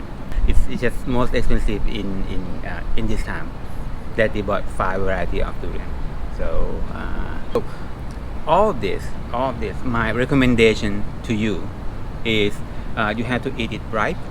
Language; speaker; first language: English; non-native, fluent; Thai